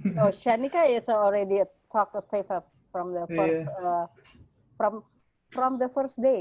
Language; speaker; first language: English; non-native, fluent; Indonesian